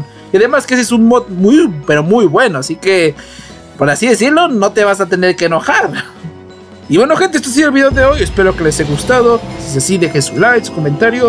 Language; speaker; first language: Spanish; native; Spanish